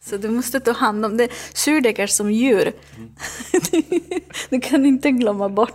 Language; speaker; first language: Swedish; non-native, learner; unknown